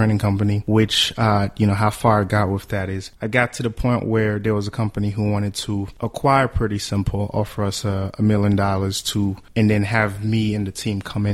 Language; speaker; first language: English; early bilingual, other home language; Haitian Creole